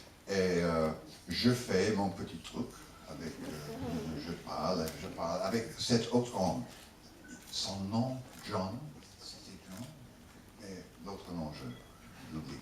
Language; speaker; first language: French; non-native, learner; English